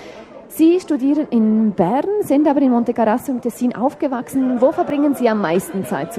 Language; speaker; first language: German; native; German